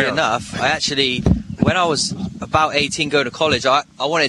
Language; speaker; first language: English; native; English